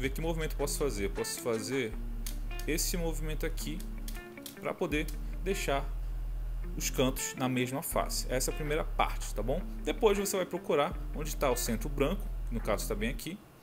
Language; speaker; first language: Portuguese; native; Portuguese